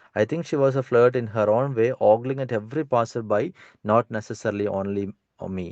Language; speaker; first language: English; non-native, local second language; Malayalam